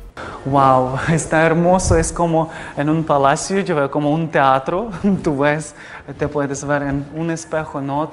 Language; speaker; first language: Spanish; non-native, fluent; Ukrainian